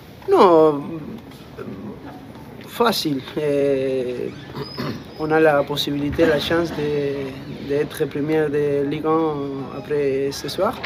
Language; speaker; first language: French; non-native, fluent; Spanish